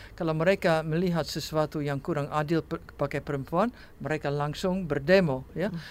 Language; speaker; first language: Indonesian; non-native, fluent; Dutch